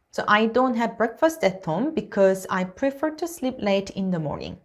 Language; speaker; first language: English; non-native, fluent; Korean